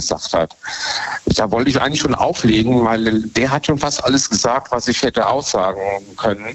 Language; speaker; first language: German; native; German